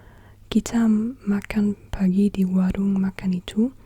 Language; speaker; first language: Indonesian; non-native, learner; English